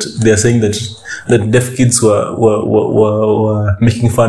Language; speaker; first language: English; non-native, local second language; Luo (Kenya and Tanzania)